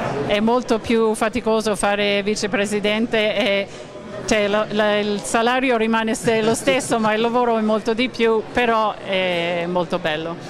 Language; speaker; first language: Italian; native; Italian